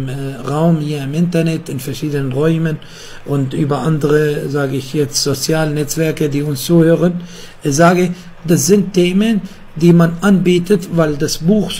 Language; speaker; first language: German; non-native, fluent; Arabic